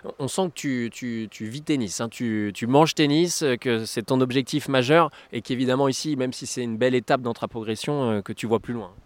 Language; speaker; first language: French; native; French